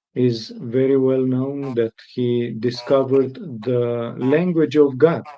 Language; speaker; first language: English; non-native, fluent; Romanian